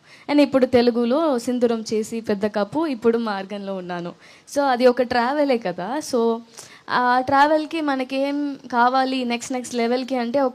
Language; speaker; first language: Telugu; non-native, fluent; Tamil